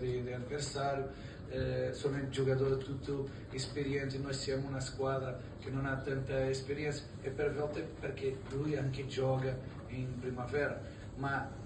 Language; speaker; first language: Italian; non-native, fluent; Portuguese